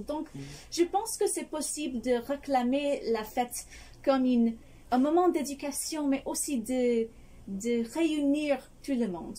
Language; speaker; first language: French; non-native, fluent; English